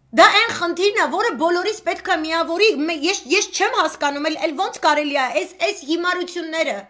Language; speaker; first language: Armenian; native; Armenian